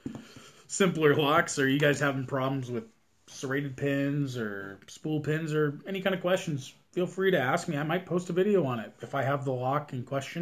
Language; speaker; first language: English; native; English